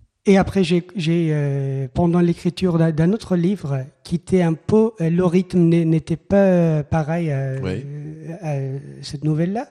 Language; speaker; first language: French; non-native, fluent; Persian